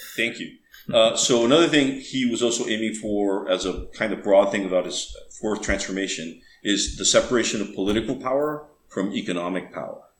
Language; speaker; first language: English; early bilingual, other home language; Spanish